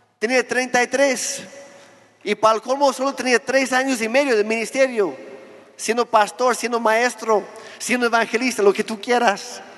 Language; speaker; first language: Spanish; non-native, fluent; English